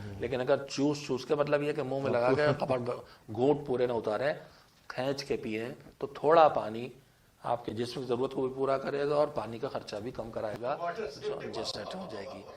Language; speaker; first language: Urdu; native; Urdu